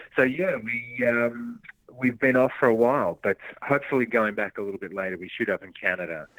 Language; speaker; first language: English; native; English